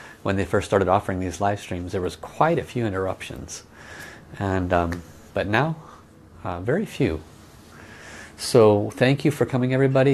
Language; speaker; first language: English; native; English